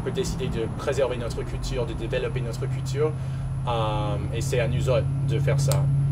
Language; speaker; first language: French; non-native, local second language; English